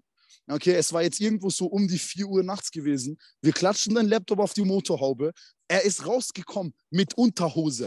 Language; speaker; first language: German; native; German